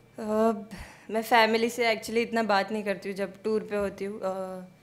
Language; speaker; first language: Hindi; native; Hindi